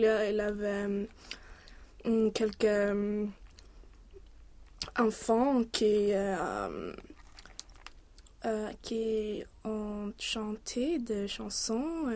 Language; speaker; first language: French; non-native, learner; Swedish